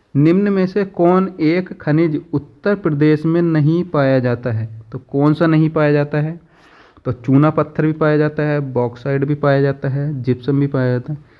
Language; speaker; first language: Hindi; native; Hindi